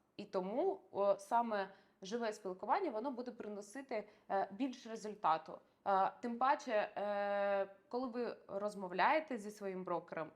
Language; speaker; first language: Ukrainian; non-native, local second language; Russian